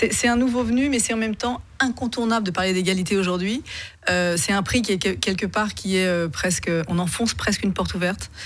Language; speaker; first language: French; native; French